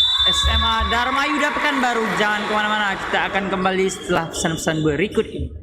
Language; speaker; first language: Indonesian; native; Indonesian